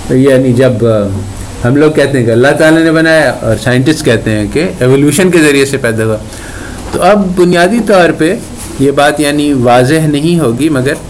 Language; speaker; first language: Urdu; native; Urdu